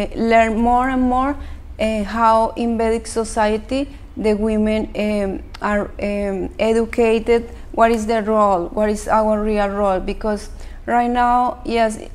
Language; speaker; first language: English; non-native, fluent; Spanish